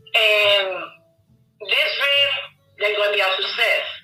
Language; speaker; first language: English; non-native, learner; Spanish